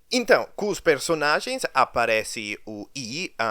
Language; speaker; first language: Portuguese; early bilingual, other home language; English